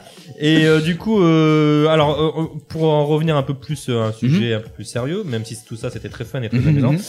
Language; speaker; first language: French; native; French